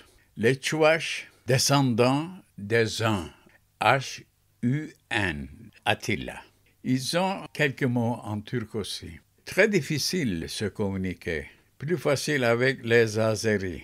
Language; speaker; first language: French; non-native, fluent; Turkish